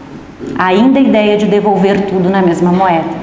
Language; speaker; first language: Portuguese; native; Portuguese